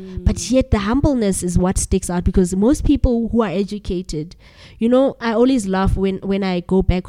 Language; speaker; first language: English; non-native, local second language; Southern Sotho